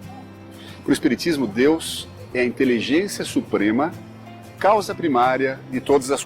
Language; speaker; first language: Portuguese; native; Portuguese